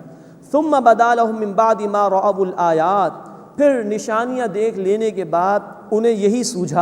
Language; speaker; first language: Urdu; native; Urdu